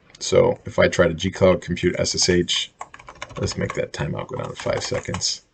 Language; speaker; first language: English; native; English